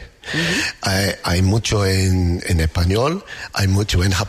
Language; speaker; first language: Spanish; non-native, learner; English